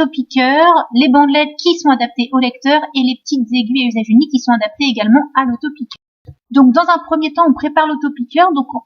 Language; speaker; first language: French; native; French